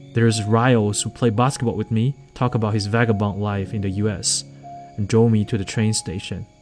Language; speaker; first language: English; non-native, fluent; Chinese